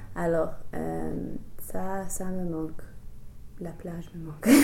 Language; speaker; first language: French; non-native, fluent; English